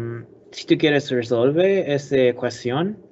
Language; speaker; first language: Spanish; non-native, learner; English